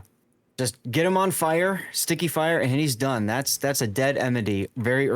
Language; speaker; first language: English; native; English